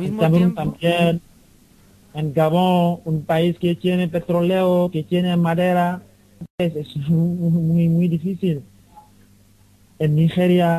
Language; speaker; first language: Spanish; non-native, learner; Wolof